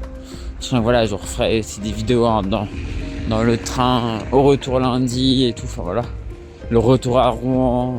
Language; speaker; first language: French; native; French